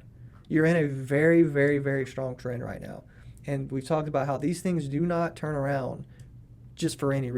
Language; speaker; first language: English; native; English